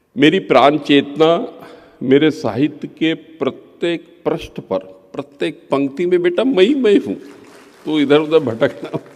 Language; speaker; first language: Hindi; non-native, local second language; Gondi